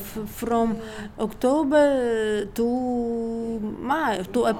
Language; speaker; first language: English; non-native, learner; Russian